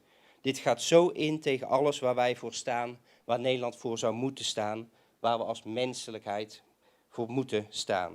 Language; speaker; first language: Dutch; native; Dutch